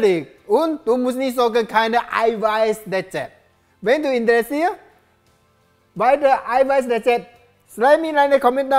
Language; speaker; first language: German; non-native, learner; Japanese